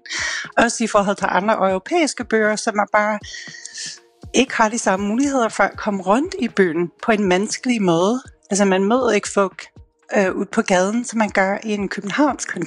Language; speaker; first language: Danish; non-native, fluent; English